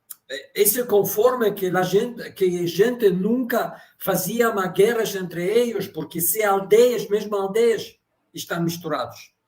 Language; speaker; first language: Portuguese; non-native, fluent; Russian